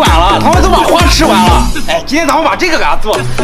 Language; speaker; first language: Chinese; native; Chinese